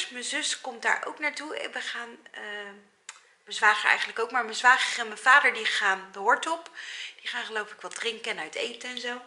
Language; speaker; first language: Dutch; native; Dutch